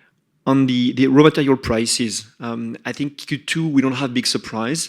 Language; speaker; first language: English; non-native, fluent; French